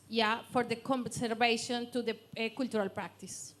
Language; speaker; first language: English; non-native, learner; Spanish